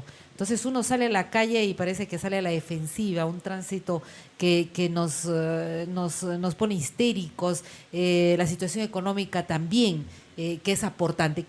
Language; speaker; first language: Spanish; native; Spanish